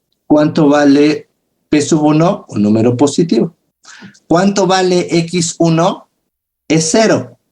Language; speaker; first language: Spanish; native; Spanish